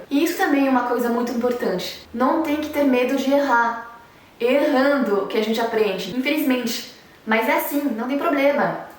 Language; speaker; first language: Portuguese; non-native, fluent; French